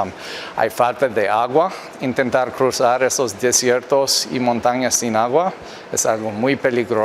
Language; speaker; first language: Spanish; non-native, fluent; English